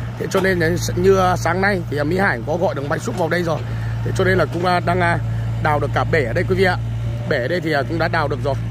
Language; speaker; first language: Vietnamese; non-native, local second language; Hmong